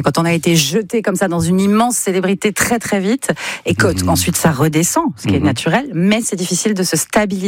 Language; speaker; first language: French; native; French